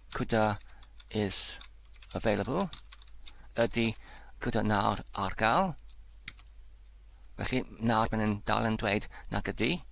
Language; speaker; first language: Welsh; non-native, learner; Polish